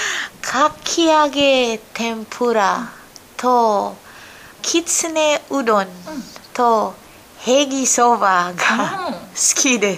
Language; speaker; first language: Japanese; non-native, learner; Filipino